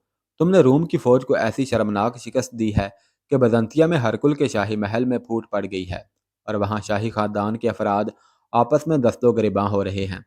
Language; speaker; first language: Urdu; native; Urdu